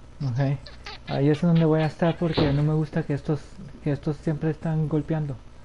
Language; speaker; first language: Spanish; native; Spanish